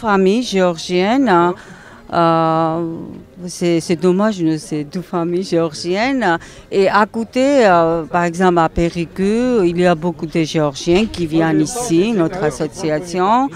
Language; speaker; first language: French; non-native, learner; Georgian